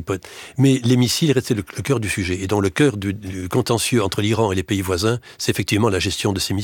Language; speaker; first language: French; native; French